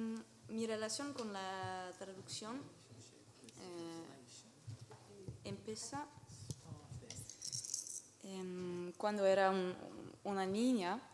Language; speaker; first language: Spanish; non-native, learner; French